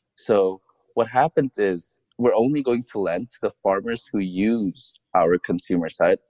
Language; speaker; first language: English; non-native, fluent; Indonesian